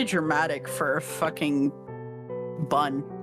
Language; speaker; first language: English; native; English